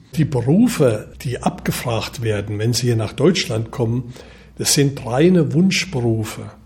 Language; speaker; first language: German; native; German